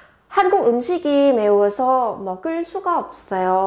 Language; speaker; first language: Korean; non-native, fluent; Vietnamese